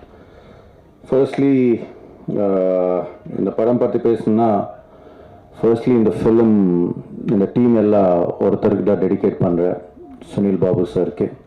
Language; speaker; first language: Tamil; non-native, learner; Telugu